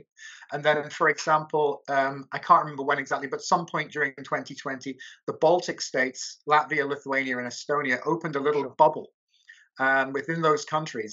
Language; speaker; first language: English; native; English